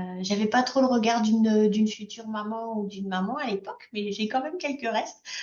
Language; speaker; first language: French; native; French